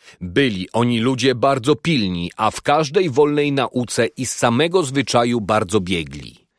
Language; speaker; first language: Polish; native; Polish